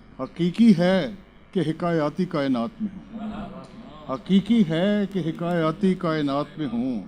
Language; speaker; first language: Urdu; native; Urdu